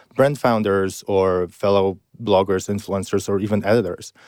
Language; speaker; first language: English; non-native, fluent; Polish